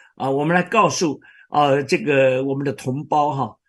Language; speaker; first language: Chinese; native; Chinese